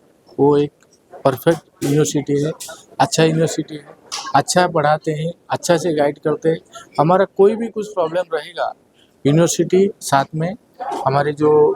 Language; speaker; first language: Hindi; non-native, local second language; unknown